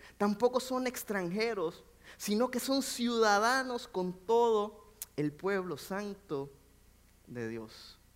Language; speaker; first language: Spanish; native; Spanish